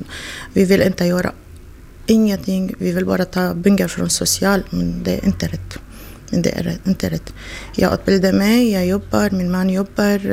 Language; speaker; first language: Swedish; non-native, learner; Arabic